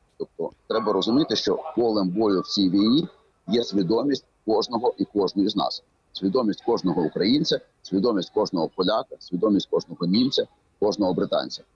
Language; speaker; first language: Ukrainian; native; Ukrainian